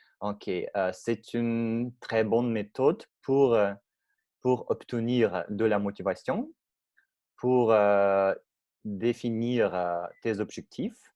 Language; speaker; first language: French; non-native, learner; Russian